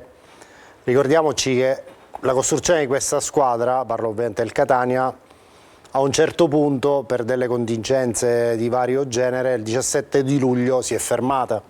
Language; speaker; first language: Italian; native; Italian